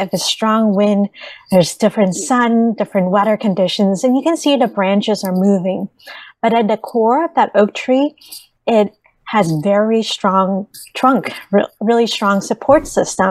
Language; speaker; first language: English; early bilingual, other home language; Vietnamese